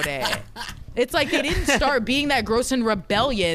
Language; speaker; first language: English; native; English